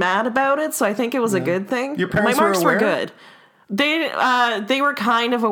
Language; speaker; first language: English; non-native, fluent; Russian